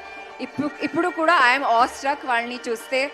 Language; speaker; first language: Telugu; non-native, fluent; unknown